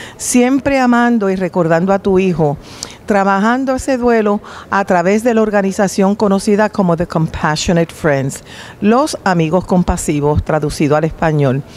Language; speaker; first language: Spanish; native; Spanish